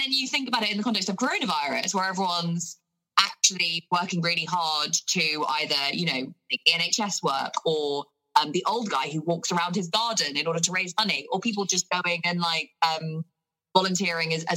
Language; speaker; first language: English; native; English